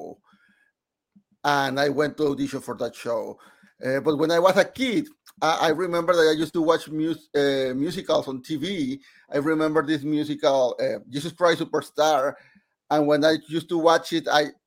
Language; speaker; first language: English; non-native, fluent; Spanish